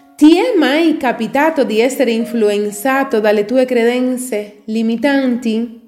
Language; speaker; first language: Italian; native; Italian